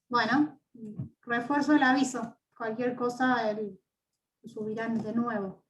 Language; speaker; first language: Spanish; native; Spanish